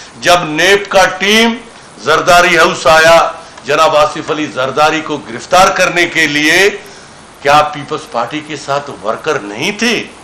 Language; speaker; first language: Urdu; non-native, local second language; Baluchi